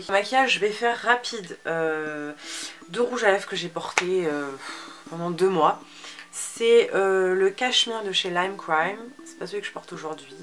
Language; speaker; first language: French; native; French